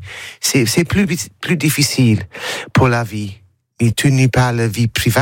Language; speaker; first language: French; non-native, learner; English